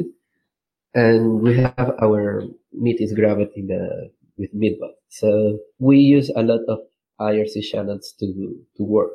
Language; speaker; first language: English; non-native, learner; Spanish